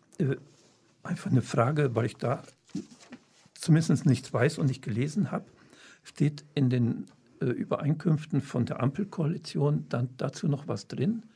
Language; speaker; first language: German; native; German